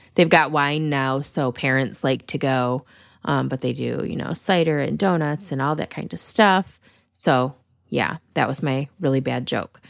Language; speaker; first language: English; native; English